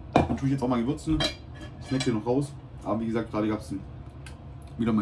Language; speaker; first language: German; native; German